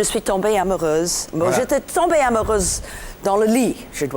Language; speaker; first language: French; non-native, fluent; English